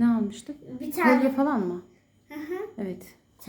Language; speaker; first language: Turkish; native; Turkish